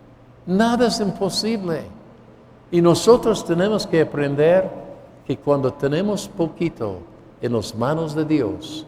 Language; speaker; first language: Spanish; non-native, fluent; English